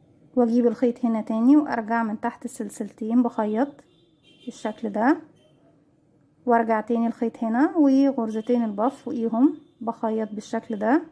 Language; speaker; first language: Arabic; native; Arabic